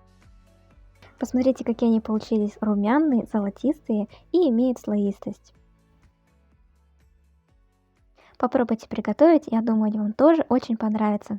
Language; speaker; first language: Russian; native; Russian